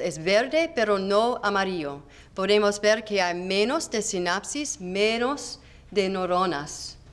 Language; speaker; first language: Spanish; non-native, learner; English